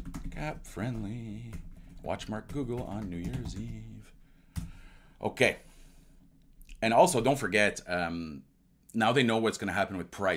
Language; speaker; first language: English; native; English